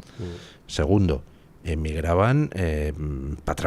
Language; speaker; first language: Spanish; native; Spanish